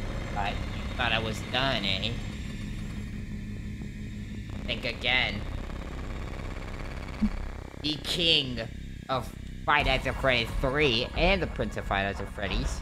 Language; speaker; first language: English; native; English